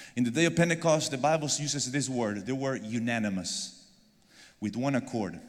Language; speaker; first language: English; non-native, fluent; Spanish